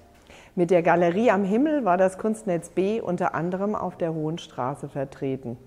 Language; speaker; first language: German; native; German